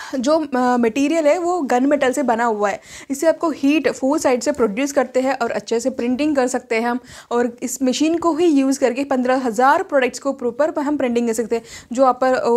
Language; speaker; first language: Hindi; non-native, local second language; Telugu